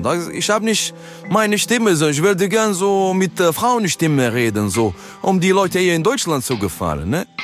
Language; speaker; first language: German; non-native, learner; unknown